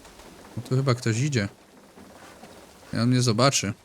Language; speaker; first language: Polish; native; Polish